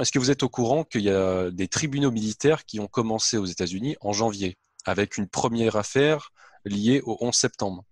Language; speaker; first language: French; native; French